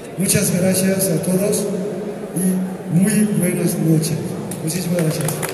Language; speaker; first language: Spanish; non-native, learner; Korean